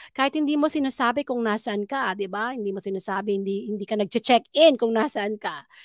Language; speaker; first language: Filipino; native; Filipino